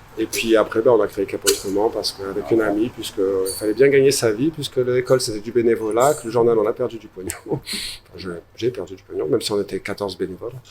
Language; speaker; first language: French; native; French